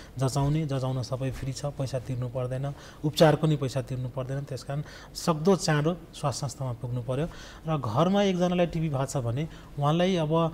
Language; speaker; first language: Nepali; non-native, local second language; Maithili